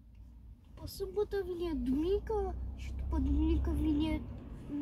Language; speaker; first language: Romanian; early bilingual, heritage; Romanian